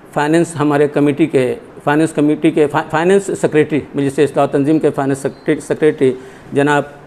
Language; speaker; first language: Hindi; non-native, local second language; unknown